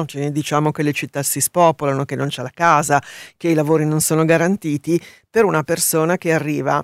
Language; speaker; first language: Italian; native; Italian